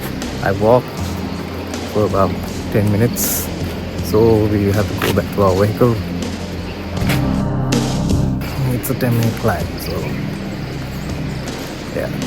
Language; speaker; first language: English; non-native, local second language; Sinhala